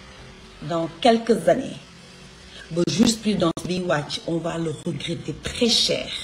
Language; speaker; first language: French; non-native, local second language; Wolof